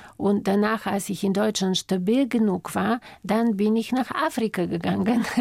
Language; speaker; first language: German; non-native, fluent; Bulgarian